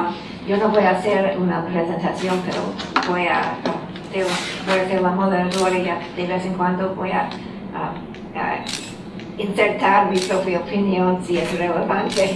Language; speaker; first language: Spanish; non-native, fluent; English